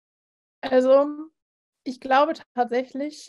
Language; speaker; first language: German; native; German